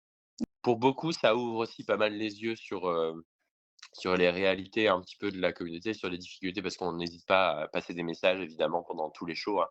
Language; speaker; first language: French; native; French